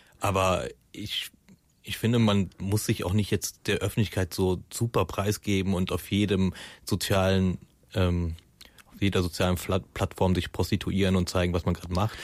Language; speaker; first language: German; early bilingual, other home language; Persian